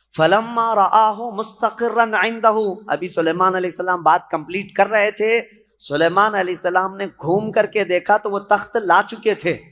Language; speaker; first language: Urdu; native; Urdu